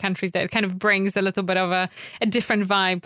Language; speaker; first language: English; non-native, fluent; Polish